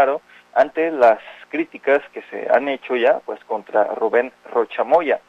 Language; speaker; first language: Spanish; native; Spanish